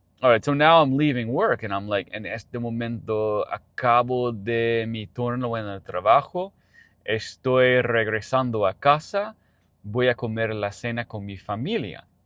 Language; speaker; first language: Spanish; non-native, learner; English